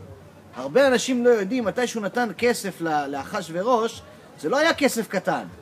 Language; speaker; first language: Hebrew; early bilingual, heritage; English